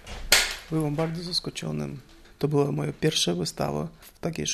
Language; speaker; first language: Polish; non-native, learner; Russian